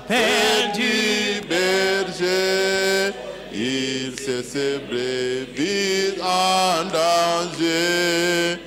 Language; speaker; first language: French; non-native, local second language; Lingala